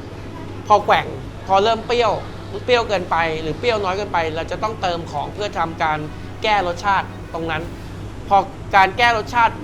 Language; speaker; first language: Thai; native; Thai